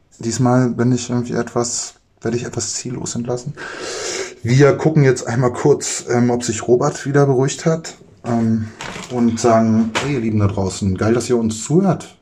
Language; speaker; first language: German; native; German